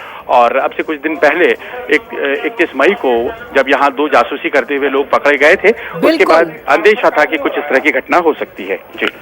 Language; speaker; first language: Hindi; native; Hindi